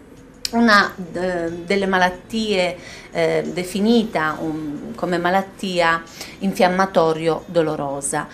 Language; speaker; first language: Italian; native; Italian